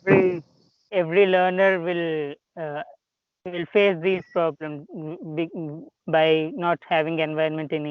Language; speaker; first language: English; non-native, local second language; Telugu